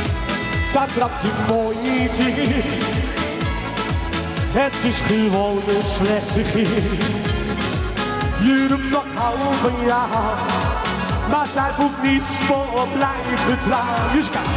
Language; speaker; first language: Dutch; native; Dutch